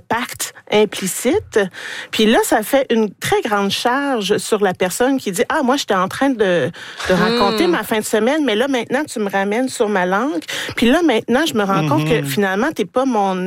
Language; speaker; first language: French; native; French